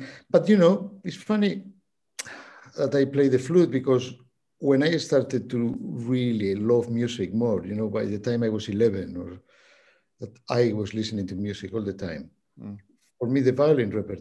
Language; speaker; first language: English; non-native, fluent; Spanish